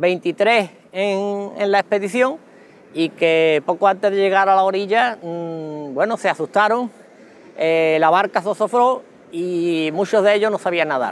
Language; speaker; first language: Spanish; native; Spanish